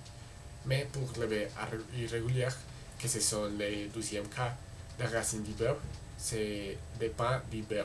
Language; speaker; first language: French; non-native, learner; Spanish